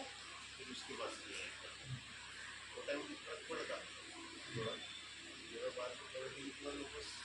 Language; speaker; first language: Hindi; non-native, local second language; Marathi